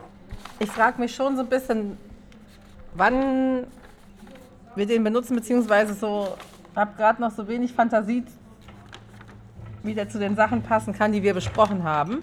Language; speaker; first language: German; native; German